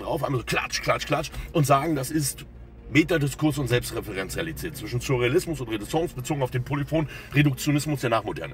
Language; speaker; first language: German; native; German